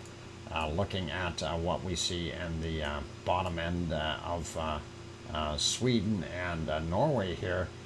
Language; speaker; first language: English; native; English